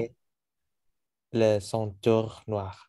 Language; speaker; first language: French; non-native, learner; Indonesian